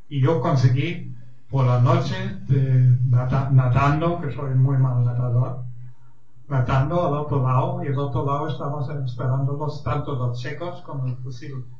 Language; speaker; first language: Spanish; non-native, fluent; German